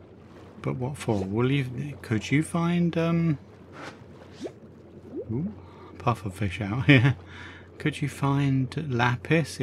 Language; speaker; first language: English; native; English